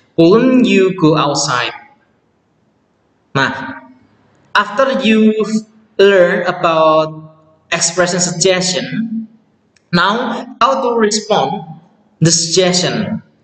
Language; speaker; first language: English; non-native, fluent; Indonesian